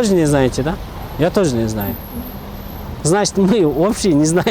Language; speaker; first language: Russian; non-native, local second language; Kyrgyz